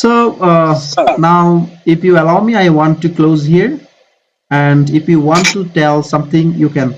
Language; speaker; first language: English; non-native, fluent; Bangla